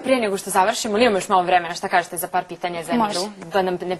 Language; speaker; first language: Serbian; native; Serbian